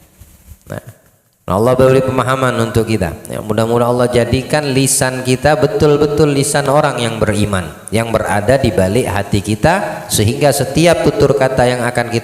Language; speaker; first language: Indonesian; native; Indonesian